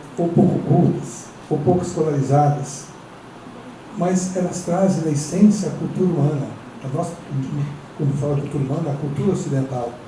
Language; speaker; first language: Portuguese; native; Portuguese